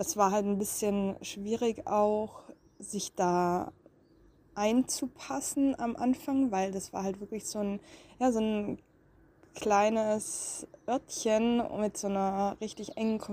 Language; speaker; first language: German; native; German